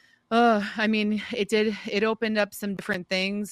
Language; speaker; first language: English; native; English